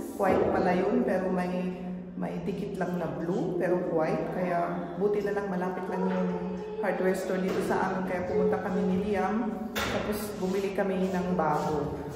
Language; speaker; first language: Filipino; native; Filipino